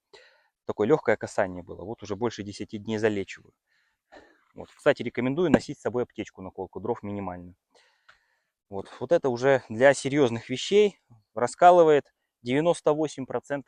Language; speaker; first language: Russian; native; Russian